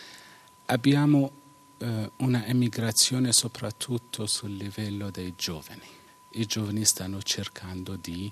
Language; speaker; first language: Italian; non-native, fluent; Arabic